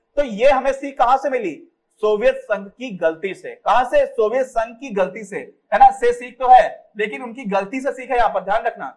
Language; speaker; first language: Hindi; native; Hindi